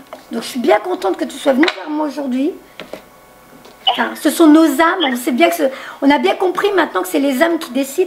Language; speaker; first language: French; native; French